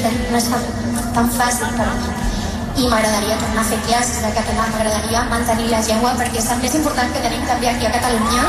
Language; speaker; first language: Catalan; non-native, local second language; Spanish